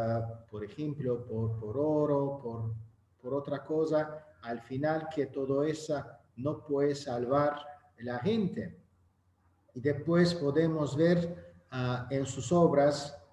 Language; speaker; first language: Spanish; non-native, fluent; Azerbaijani